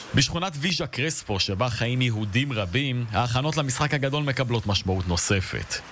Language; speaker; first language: Hebrew; native; Hebrew